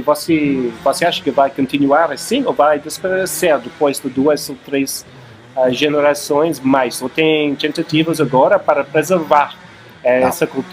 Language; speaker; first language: Portuguese; non-native, fluent; English